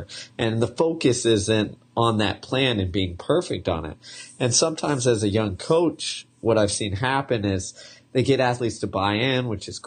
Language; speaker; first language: English; native; English